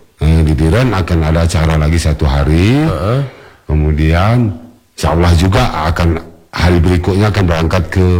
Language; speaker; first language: Indonesian; non-native, local second language; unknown